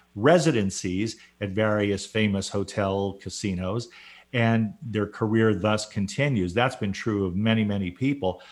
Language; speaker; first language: English; native; English